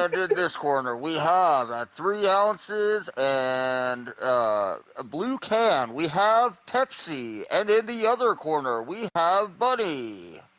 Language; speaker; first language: English; native; English